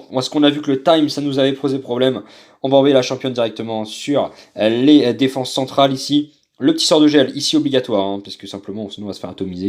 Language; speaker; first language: French; native; French